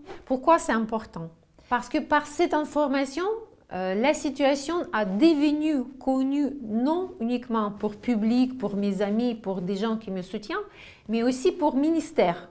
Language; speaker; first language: French; non-native, fluent; Russian